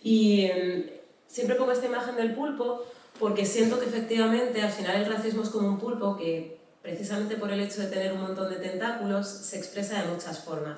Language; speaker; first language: Spanish; native; Spanish